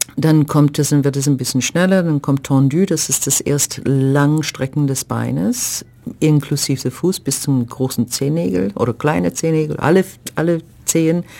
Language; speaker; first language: German; non-native, fluent; English